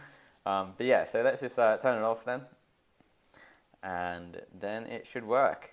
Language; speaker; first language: English; native; English